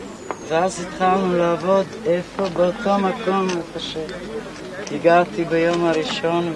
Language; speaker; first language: Hebrew; non-native, fluent; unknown